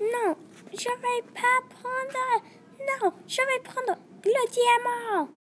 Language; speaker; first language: French; non-native, learner; English